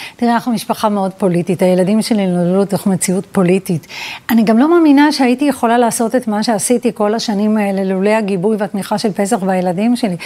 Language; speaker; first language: Hebrew; early bilingual, other home language; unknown